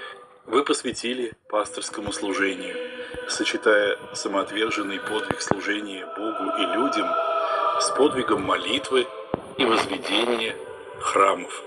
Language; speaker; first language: Russian; native; Russian